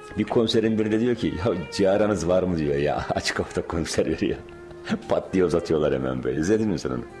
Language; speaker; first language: Turkish; native; Turkish